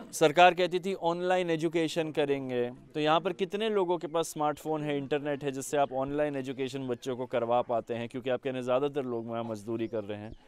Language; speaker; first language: Hindi; native; Hindi